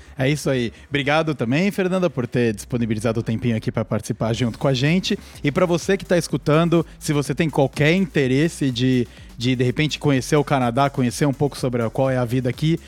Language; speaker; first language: Portuguese; native; Portuguese